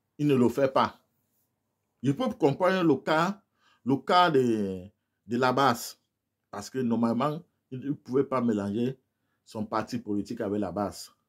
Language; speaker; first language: French; non-native, local second language; English